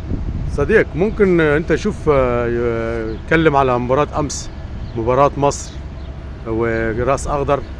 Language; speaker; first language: Arabic; native; Arabic